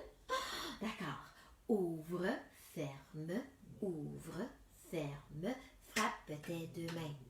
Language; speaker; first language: French; native; French